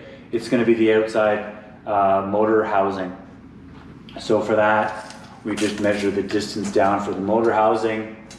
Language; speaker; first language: English; native; English